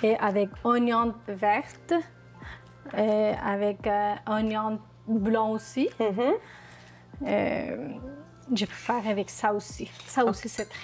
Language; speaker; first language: French; non-native, learner; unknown